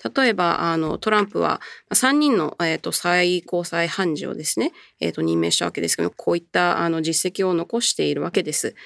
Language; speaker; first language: Japanese; early bilingual, heritage; Japanese